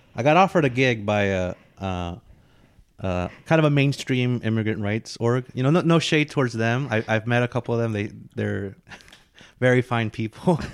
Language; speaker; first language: English; native; English